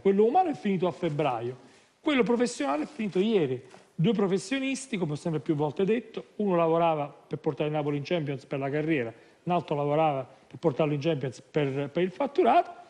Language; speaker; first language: Italian; native; Italian